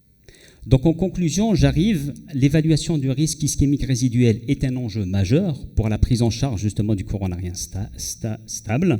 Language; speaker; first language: French; non-native, local second language; Arabic